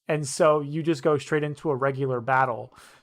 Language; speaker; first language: English; native; English